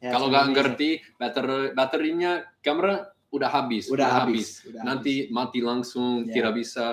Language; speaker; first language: Indonesian; non-native, learner; English